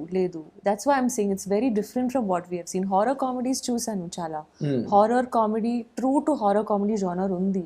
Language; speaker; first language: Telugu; non-native, fluent; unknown